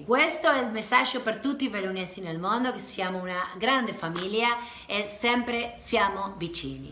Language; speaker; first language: Italian; non-native, learner; Spanish